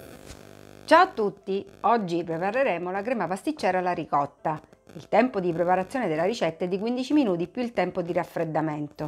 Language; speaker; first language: Italian; native; Italian